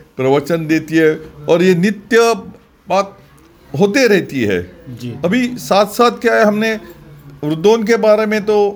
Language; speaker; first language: Hindi; non-native, local second language; Marathi